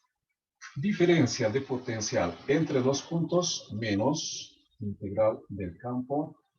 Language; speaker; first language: Spanish; native; Spanish